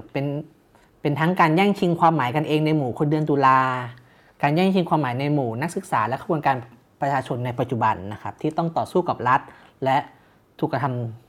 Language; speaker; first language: Thai; native; Thai